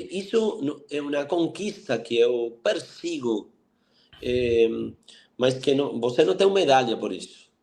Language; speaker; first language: Portuguese; non-native, fluent; Spanish